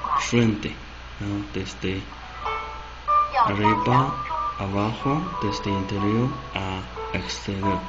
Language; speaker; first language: Spanish; non-native, learner; Chinese